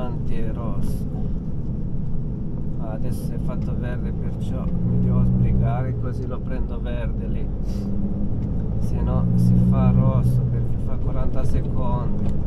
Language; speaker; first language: Italian; non-native, fluent; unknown